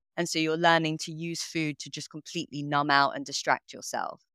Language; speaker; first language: English; native; English